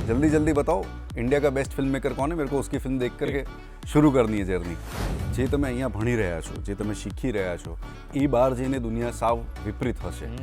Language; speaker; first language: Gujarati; non-native, local second language; Marwari